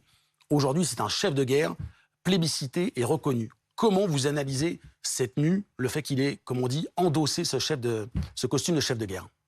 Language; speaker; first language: French; native; French